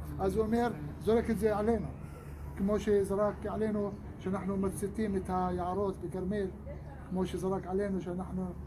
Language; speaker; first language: Hebrew; non-native, local second language; Arabic